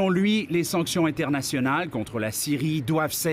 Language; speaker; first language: French; native; French